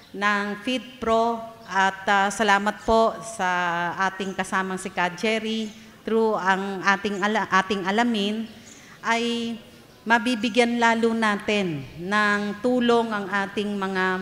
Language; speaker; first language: Filipino; native; Filipino